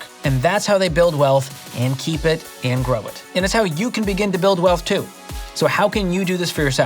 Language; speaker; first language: English; native; English